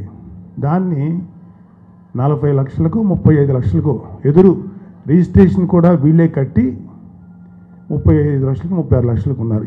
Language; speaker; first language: Telugu; native; Telugu